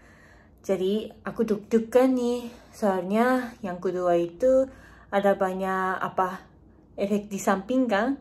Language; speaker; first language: Indonesian; non-native, learner; Japanese